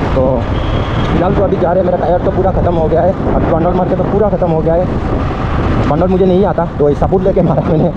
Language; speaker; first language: Hindi; non-native, local second language; Bangla